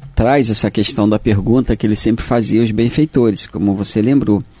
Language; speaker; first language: Portuguese; native; Portuguese